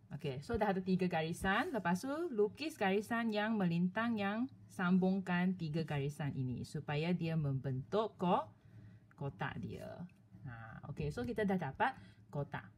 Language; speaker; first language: Malay; non-native, local second language; Chinese